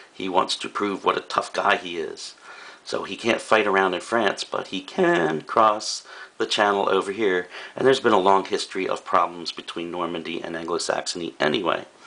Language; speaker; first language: English; native; English